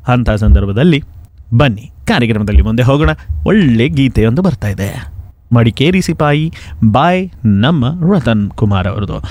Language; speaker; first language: Kannada; non-native, local second language; Konkani